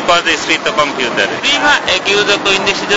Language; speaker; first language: Italian; non-native, learner; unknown